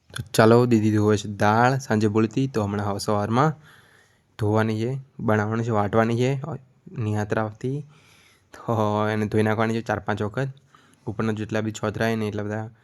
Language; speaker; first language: Gujarati; native; Gujarati